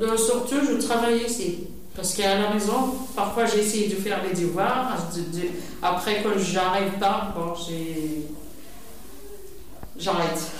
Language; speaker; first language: French; non-native, learner; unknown